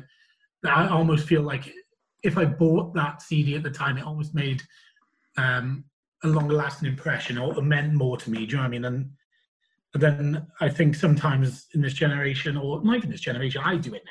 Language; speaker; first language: English; native; English